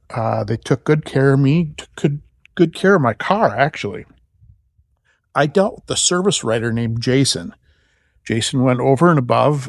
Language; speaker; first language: English; native; English